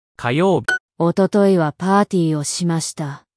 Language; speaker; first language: Japanese; non-native, learner; English